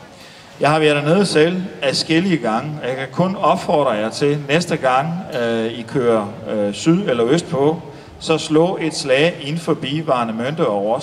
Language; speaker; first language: Danish; native; Danish